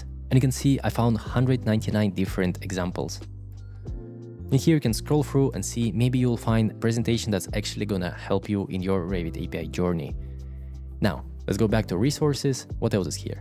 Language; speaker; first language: English; non-native, fluent; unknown